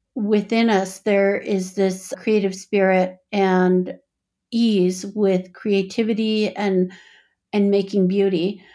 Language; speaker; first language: English; native; English